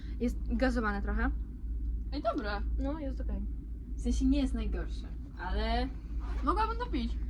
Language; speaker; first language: Polish; non-native, fluent; Ukrainian